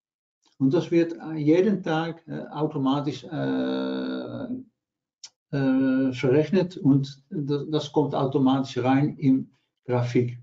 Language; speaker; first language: German; non-native, learner; Dutch